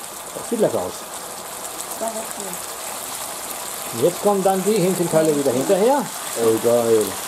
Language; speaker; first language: German; native; German